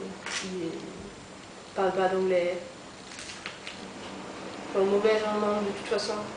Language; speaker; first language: French; non-native, fluent; German